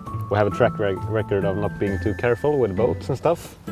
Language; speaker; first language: English; non-native, fluent; Swedish